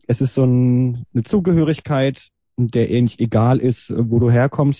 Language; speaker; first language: German; native; German